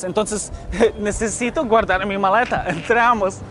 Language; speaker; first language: Spanish; non-native, fluent; Ukrainian